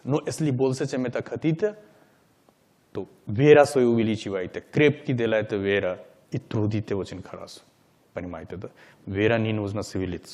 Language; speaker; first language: Russian; non-native, learner; Hindi